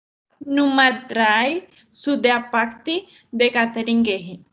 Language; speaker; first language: German; non-native, learner; Spanish